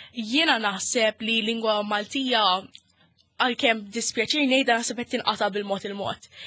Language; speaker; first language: Maltese; early bilingual, other home language; English